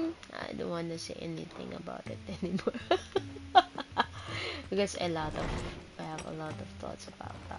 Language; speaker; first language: English; non-native, local second language; Filipino